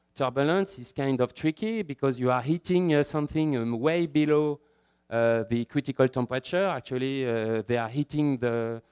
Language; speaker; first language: English; non-native, fluent; French